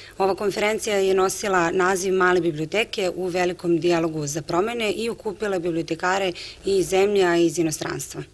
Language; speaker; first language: Serbian; native; Serbian